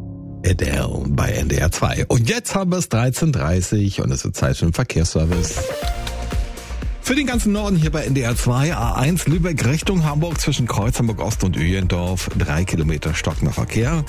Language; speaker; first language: German; native; German